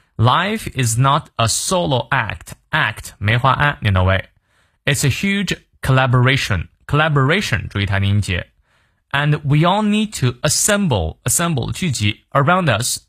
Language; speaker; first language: English; non-native, fluent; Chinese